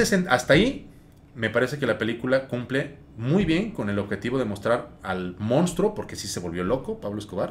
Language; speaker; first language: Spanish; native; Spanish